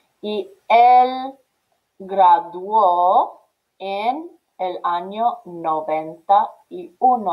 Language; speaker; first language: Spanish; non-native, fluent; English